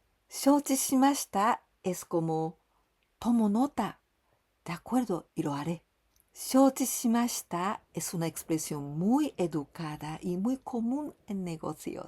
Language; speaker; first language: Spanish; non-native, fluent; Japanese